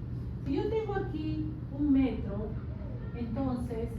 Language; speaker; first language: Spanish; native; Spanish